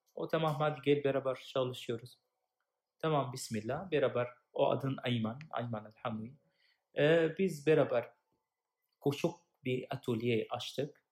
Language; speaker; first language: Turkish; non-native, learner; Arabic